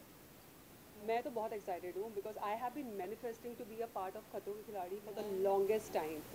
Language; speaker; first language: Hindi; native; Hindi